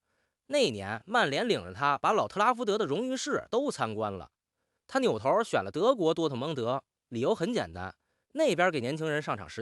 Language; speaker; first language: Chinese; native; Chinese